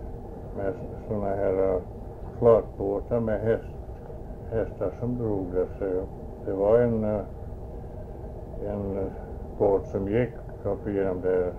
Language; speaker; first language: Swedish; early bilingual, heritage; Swedish